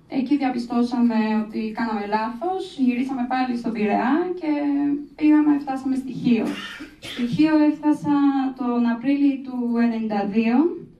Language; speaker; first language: Greek; early bilingual, other home language; Albanian